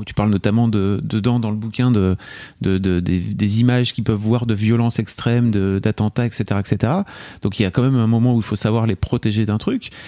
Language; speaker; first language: French; native; French